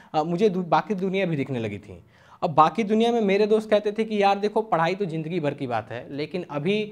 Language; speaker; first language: Hindi; native; Hindi